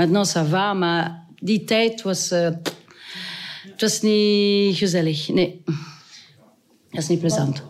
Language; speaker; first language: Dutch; non-native, local second language; French